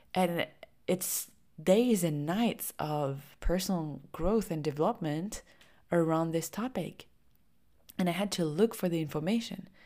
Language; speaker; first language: English; non-native, fluent; French